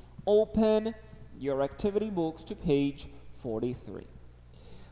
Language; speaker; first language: English; non-native, fluent; Portuguese